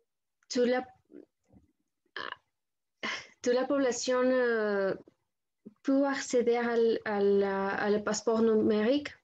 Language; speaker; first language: French; non-native, learner; Spanish